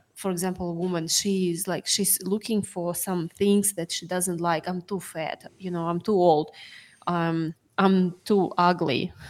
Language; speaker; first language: English; non-native, fluent; Russian